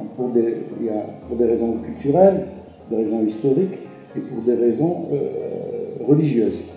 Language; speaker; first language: French; non-native, local second language; Arabic